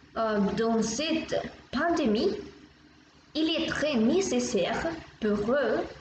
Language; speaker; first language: French; non-native, learner; Spanish